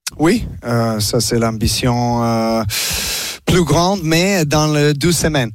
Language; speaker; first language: French; non-native, learner; Serbian